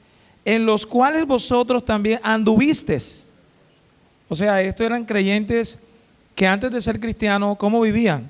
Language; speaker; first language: Spanish; native; Spanish